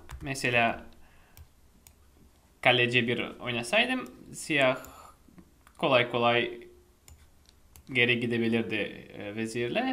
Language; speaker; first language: Turkish; non-native, fluent; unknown